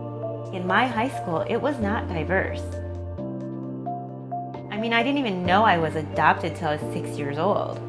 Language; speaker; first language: English; early bilingual, other home language; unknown